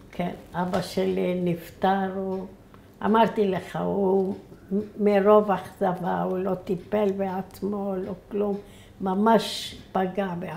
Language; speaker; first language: Hebrew; early bilingual, other home language; Arabic